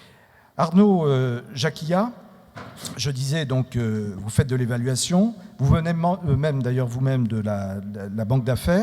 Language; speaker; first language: French; native; French